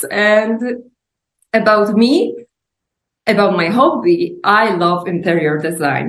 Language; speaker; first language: English; non-native, fluent; Polish